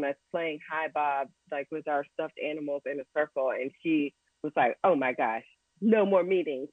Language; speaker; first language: English; native; English